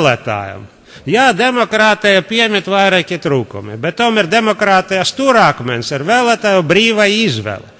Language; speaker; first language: Latvian; non-native, local second language; Russian